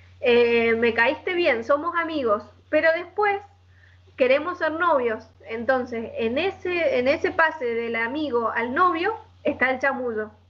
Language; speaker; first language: Spanish; native; Spanish